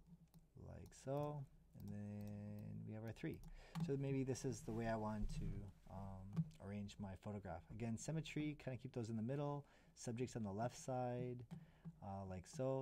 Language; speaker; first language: English; native; English